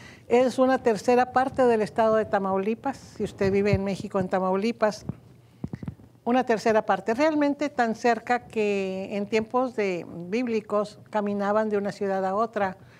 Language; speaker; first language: Spanish; native; Spanish